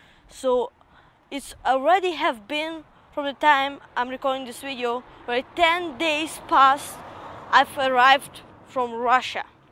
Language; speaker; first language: English; non-native, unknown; Russian